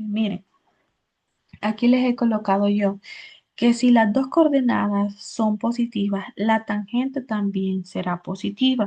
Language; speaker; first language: Spanish; native; Spanish